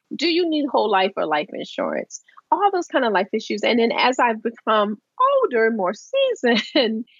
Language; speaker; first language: English; native; English